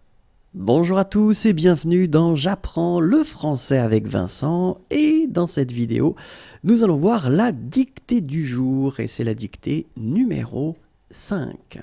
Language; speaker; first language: French; native; French